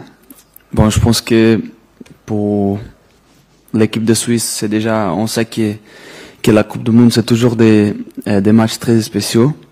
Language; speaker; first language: French; non-native, fluent; Portuguese